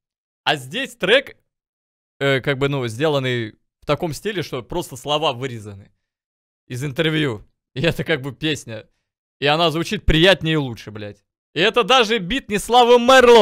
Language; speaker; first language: Russian; native; Russian